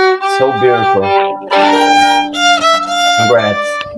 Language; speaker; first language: English; non-native, learner; Portuguese